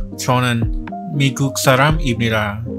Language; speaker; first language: Korean; non-native, learner; English